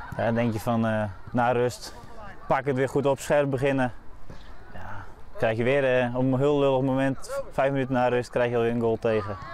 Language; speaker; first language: Dutch; native; Dutch